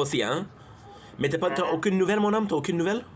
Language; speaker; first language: French; native; French